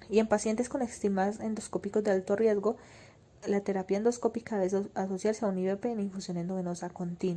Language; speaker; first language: Spanish; native; Spanish